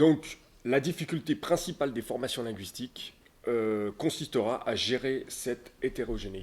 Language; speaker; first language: French; native; French